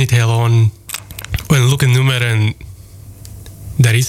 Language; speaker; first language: Dutch; non-native, learner; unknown